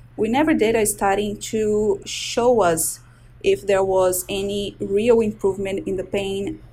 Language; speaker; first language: English; non-native, fluent; Portuguese